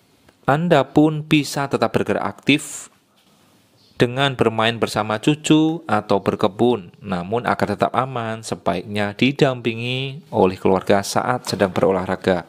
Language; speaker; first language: Indonesian; native; Indonesian